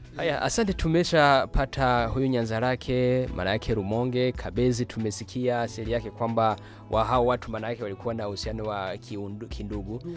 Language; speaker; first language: Swahili; non-native, local second language; Rundi